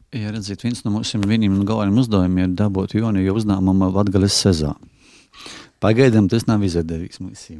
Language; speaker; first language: Latvian; non-native, local second language; Russian